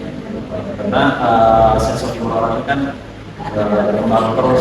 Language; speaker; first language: Indonesian; native; Indonesian